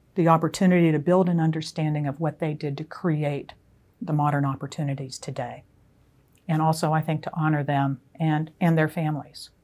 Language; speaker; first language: English; native; English